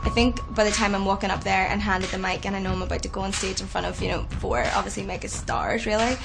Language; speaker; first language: English; native; English